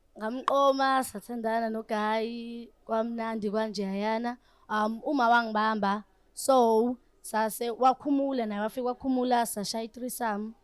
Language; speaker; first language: Zulu; native; Zulu